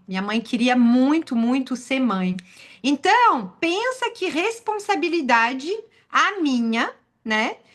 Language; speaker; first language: Portuguese; non-native, fluent; French